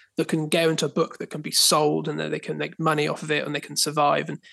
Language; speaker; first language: English; native; English